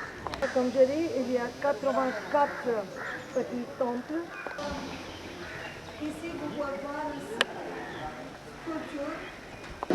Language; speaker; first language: French; non-native, fluent; Hindi